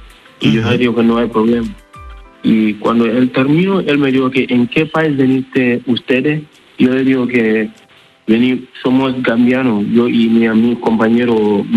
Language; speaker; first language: Spanish; non-native, learner; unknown